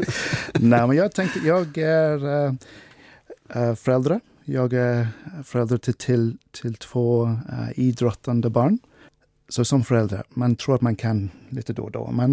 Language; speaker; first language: Swedish; non-native, fluent; English